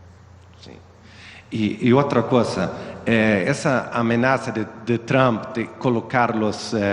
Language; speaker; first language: Spanish; non-native, learner; Swedish